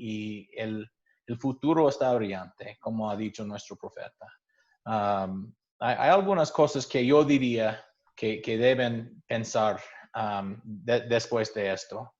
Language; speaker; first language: Spanish; non-native, fluent; English